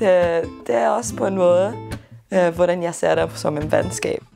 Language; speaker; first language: Danish; non-native, fluent; Italian